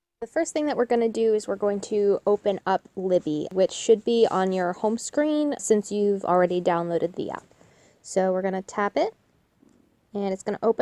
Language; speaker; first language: English; native; English